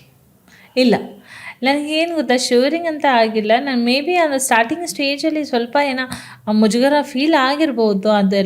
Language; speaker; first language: Kannada; non-native, local second language; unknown